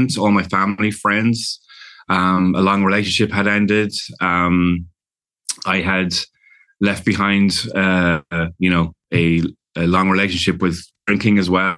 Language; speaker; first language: English; native; English